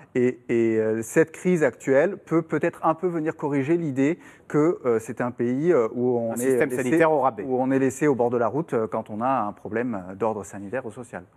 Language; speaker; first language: French; non-native, fluent; German